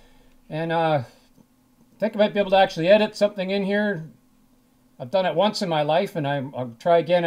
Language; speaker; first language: English; native; English